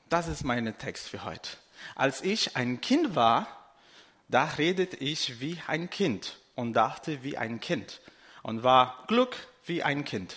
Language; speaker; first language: German; non-native, fluent; Portuguese